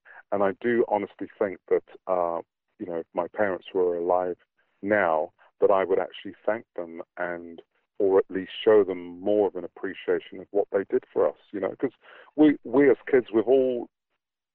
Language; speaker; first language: English; native; English